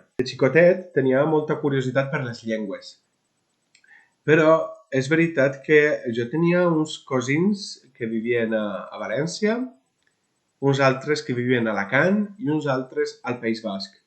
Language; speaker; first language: Catalan; non-native, local second language; Spanish